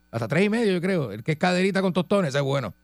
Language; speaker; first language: Spanish; native; Spanish